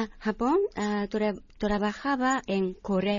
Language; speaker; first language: Spanish; non-native, learner; Japanese